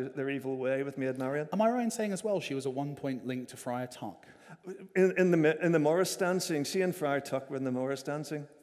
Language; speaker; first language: English; native; English